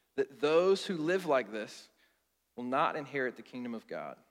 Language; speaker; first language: English; native; English